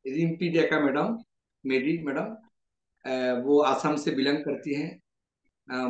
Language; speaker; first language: Hindi; non-native, local second language; Bangla